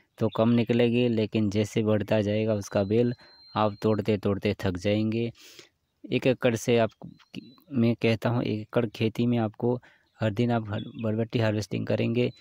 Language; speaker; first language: Hindi; non-native, local second language; Gujarati